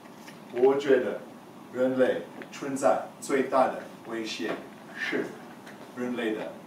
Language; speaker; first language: Chinese; non-native, learner; English